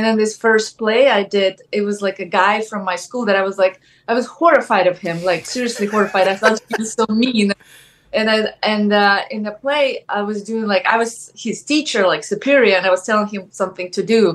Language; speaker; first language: English; non-native, fluent; Ukrainian